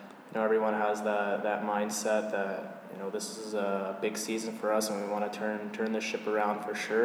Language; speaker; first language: English; native; English